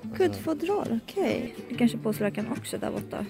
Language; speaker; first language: Swedish; non-native, learner; Japanese